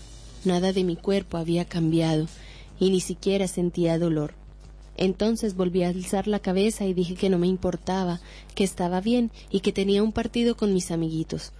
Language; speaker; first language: Spanish; native; Spanish